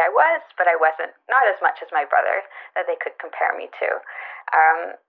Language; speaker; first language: English; native; English